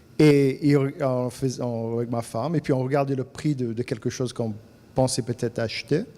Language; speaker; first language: French; non-native, fluent; English